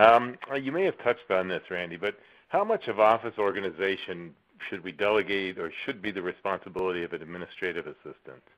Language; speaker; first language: English; native; English